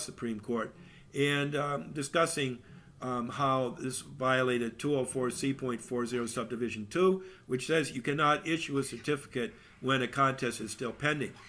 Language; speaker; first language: English; native; English